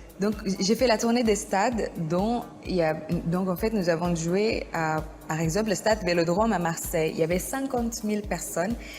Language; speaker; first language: French; non-native, fluent; Indonesian